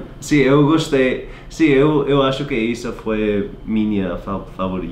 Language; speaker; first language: Portuguese; non-native, learner; English